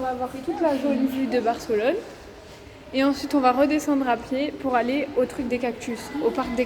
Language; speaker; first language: French; native; French